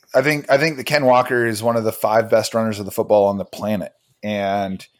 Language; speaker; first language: English; native; English